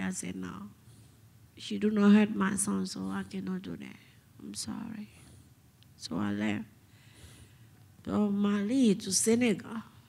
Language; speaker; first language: English; non-native, fluent; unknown